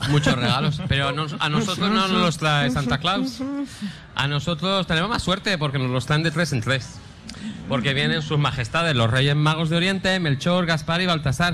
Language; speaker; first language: Spanish; native; Spanish